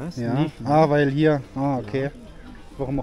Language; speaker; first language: German; native; German